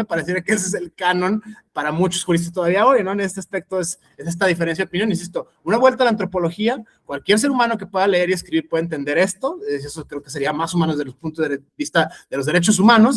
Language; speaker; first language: Spanish; native; Spanish